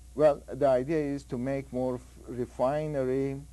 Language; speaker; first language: English; non-native, fluent; Persian